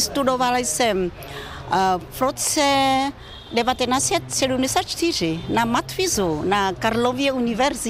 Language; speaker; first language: Czech; non-native, fluent; Vietnamese